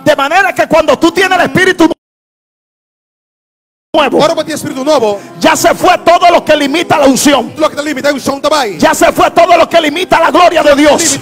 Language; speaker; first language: Spanish; native; Spanish